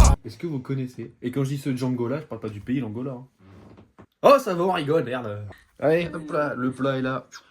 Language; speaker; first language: French; native; French